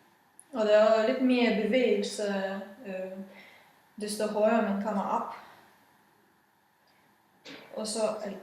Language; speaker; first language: Danish; non-native, fluent; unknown